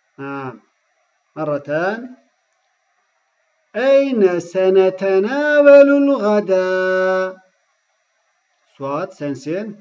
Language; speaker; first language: Arabic; non-native, fluent; Turkish